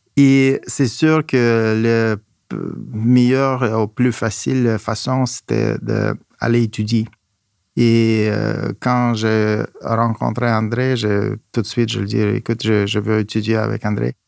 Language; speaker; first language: French; non-native, fluent; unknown